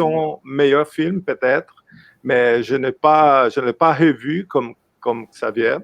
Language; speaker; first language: French; non-native, fluent; Portuguese